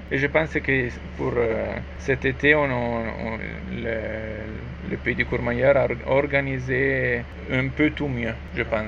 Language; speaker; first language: French; non-native, learner; Italian